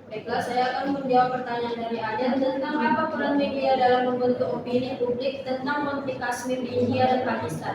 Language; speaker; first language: Indonesian; native; Indonesian